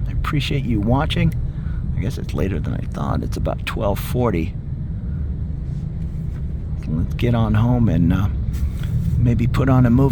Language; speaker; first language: English; native; English